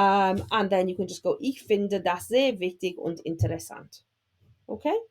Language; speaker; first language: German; non-native, fluent; English